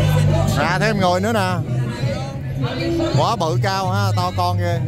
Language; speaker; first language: Vietnamese; native; Vietnamese